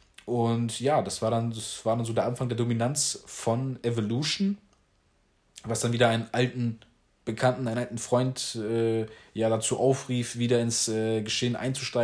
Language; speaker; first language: German; native; German